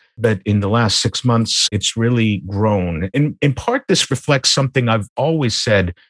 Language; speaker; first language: English; native; English